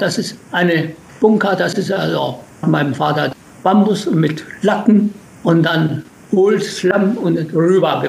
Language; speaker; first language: German; non-native, learner; Japanese